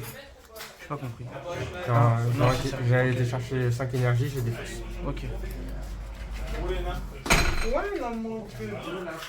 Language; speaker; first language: French; native; French